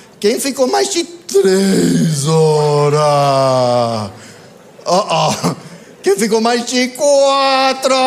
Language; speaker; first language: Portuguese; non-native, fluent; English